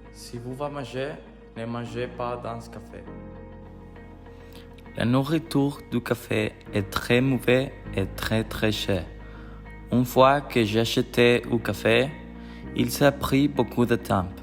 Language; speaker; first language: French; non-native, learner; Spanish